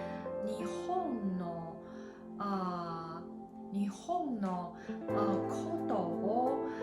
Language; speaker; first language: Japanese; non-native, learner; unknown